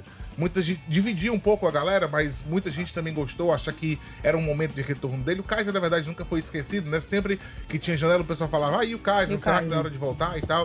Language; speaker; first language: Portuguese; native; Portuguese